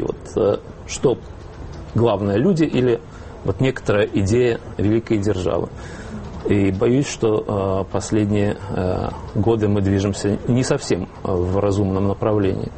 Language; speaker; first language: Russian; native; Russian